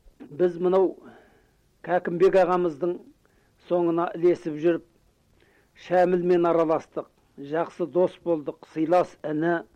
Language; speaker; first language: Kazakh; native; Kazakh